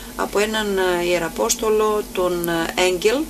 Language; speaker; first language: Greek; native; Greek